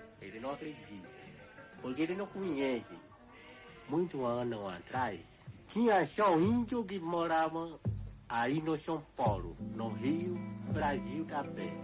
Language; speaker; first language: Portuguese; non-native, local second language; Kayapó